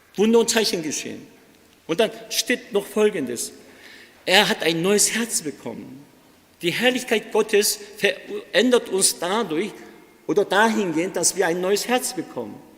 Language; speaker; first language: German; early bilingual, other home language; Korean